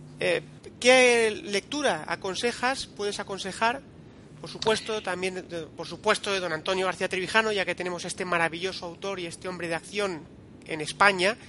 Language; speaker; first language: Spanish; native; Spanish